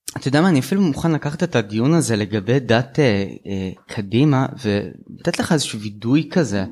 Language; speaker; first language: Hebrew; native; Hebrew